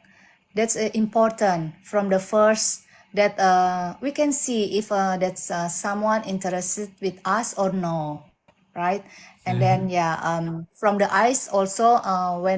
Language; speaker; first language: English; non-native, learner; Indonesian